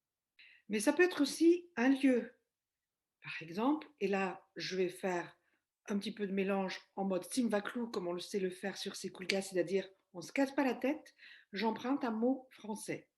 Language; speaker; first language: French; non-native, local second language; Malagasy